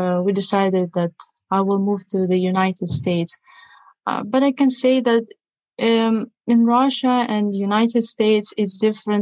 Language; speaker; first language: English; non-native, fluent; Russian